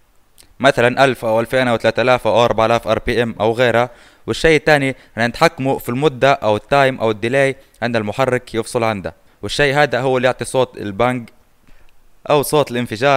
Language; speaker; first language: Arabic; native; Arabic